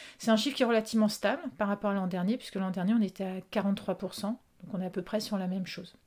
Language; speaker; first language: French; native; French